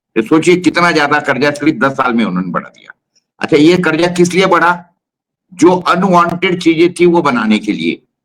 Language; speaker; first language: Hindi; non-native, local second language; Marathi